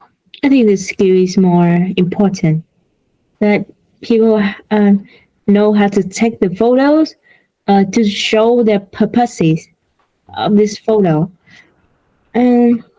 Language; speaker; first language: English; non-native, learner; Vietnamese